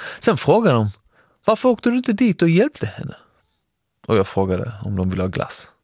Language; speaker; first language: Swedish; early bilingual, other home language; Persian